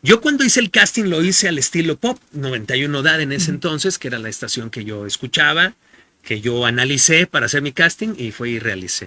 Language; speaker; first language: Spanish; native; Spanish